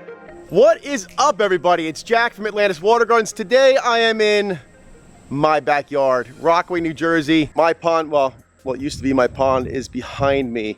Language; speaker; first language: English; native; English